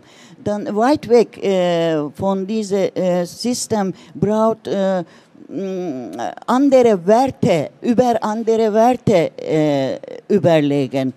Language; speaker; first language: German; non-native, learner; Turkish